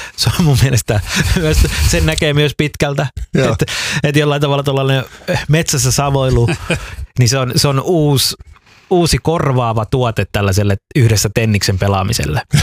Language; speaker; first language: Finnish; early bilingual, other home language; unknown